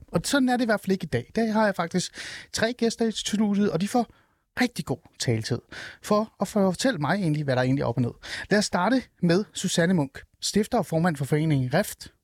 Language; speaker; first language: Danish; early bilingual, other home language; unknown